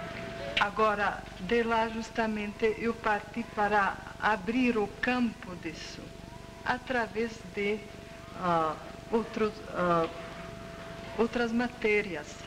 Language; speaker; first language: Portuguese; non-native, fluent; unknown